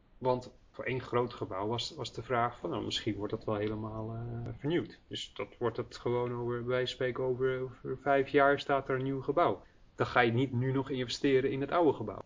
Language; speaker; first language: Dutch; early bilingual, heritage; Dutch